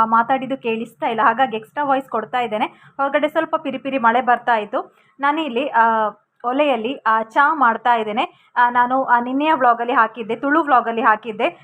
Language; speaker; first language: Kannada; non-native, local second language; Tulu